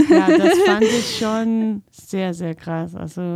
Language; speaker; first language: German; non-native, fluent; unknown